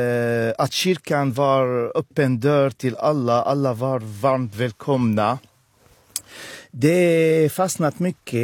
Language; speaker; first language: Swedish; non-native, fluent; Arabic